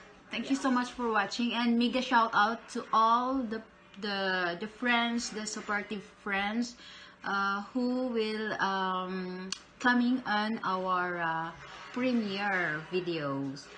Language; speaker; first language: English; non-native, local second language; Cebuano